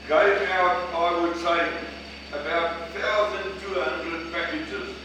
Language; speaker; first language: English; non-native, local second language; Afrikaans